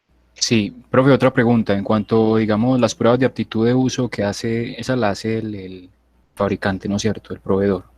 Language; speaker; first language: Spanish; native; Spanish